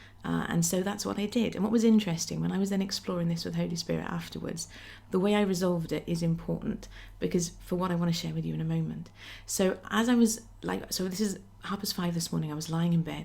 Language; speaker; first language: English; native; English